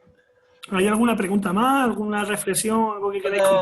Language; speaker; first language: Spanish; native; Spanish